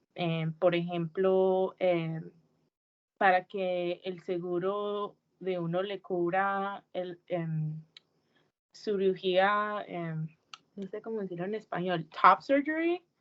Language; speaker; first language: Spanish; early bilingual, heritage; Spanish